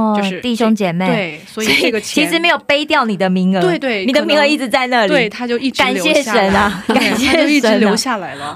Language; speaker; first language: Chinese; native; Chinese